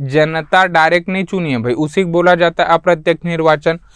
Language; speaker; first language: Hindi; native; Hindi